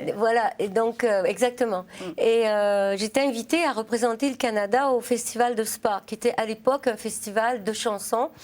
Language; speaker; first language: French; native; French